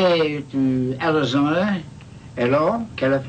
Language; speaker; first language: French; non-native, learner; English